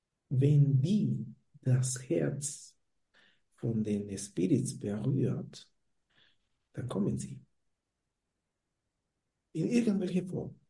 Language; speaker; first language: German; non-native, fluent; Spanish